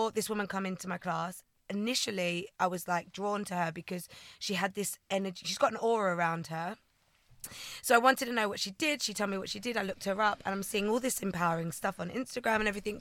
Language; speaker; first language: English; native; English